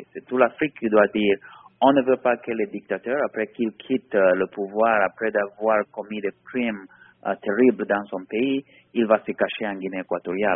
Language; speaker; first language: French; non-native, fluent; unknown